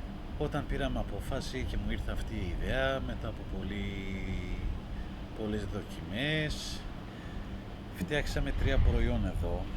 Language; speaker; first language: Greek; non-native, learner; Persian